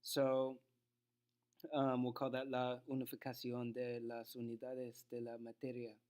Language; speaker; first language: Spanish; non-native, learner; English